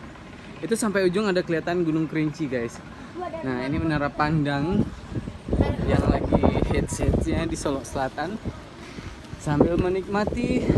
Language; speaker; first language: Indonesian; non-native, local second language; Minangkabau